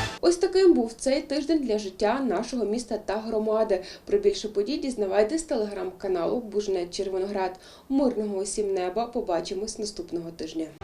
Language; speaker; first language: Ukrainian; native; Ukrainian